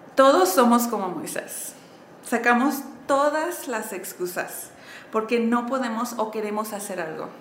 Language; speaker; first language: Spanish; early bilingual, heritage; Spanish